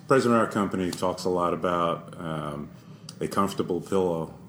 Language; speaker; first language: English; native; English